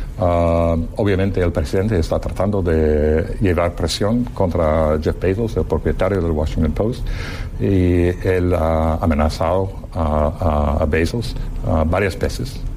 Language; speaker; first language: Spanish; non-native, fluent; English